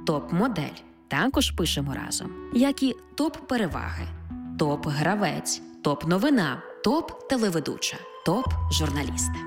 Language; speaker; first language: Ukrainian; native; Ukrainian